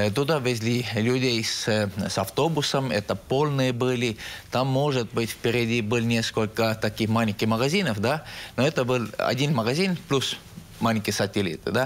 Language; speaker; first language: Russian; non-native, local second language; Estonian